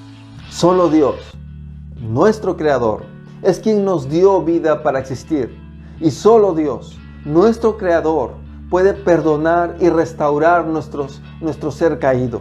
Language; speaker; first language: Spanish; native; Spanish